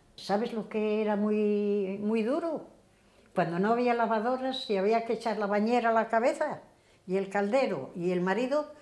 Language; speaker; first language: Spanish; native; Spanish